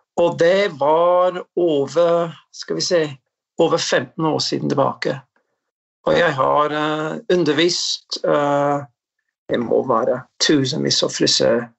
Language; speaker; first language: Norwegian; non-native, fluent; English